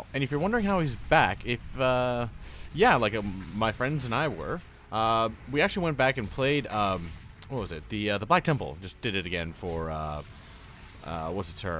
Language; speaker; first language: English; native; English